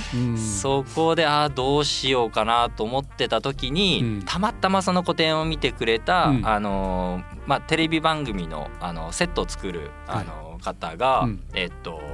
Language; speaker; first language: Japanese; native; Japanese